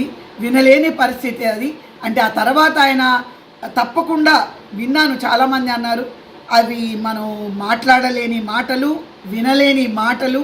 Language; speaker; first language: Telugu; native; Telugu